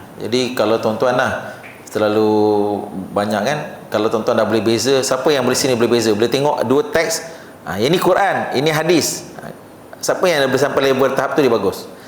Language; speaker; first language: Malay; native; Malay